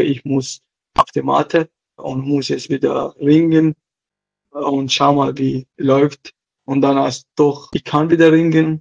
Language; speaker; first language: German; non-native, local second language; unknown